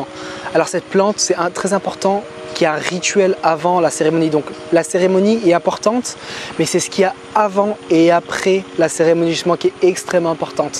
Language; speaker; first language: French; native; French